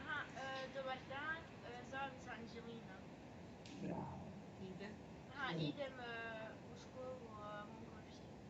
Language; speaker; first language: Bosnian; early bilingual, heritage; Serbian